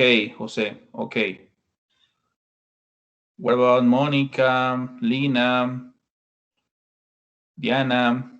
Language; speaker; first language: English; non-native, fluent; Spanish